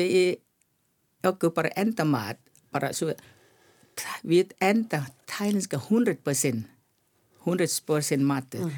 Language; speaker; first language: Icelandic; non-native, learner; Thai